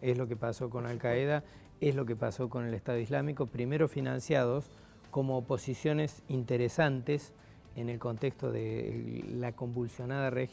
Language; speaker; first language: Spanish; native; Spanish